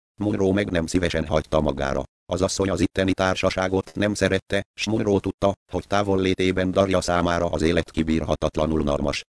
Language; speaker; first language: Hungarian; native; Hungarian